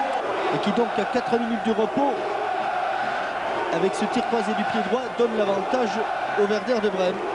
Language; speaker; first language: French; native; French